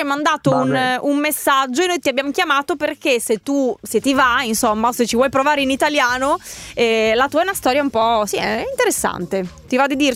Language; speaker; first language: Italian; native; Italian